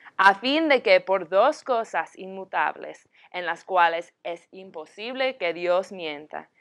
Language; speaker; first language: Spanish; non-native, learner; English